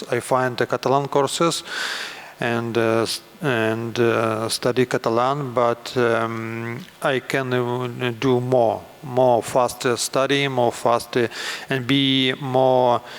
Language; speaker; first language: English; non-native, learner; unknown